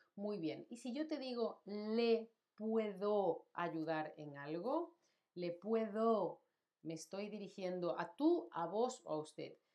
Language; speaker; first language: Spanish; native; Spanish